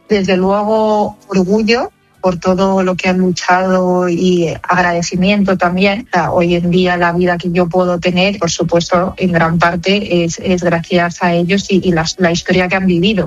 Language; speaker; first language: Spanish; native; Spanish